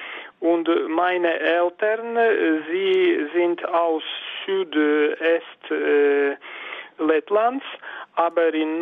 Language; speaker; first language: German; non-native, fluent; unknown